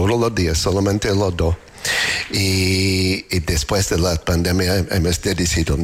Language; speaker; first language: Spanish; non-native, learner; English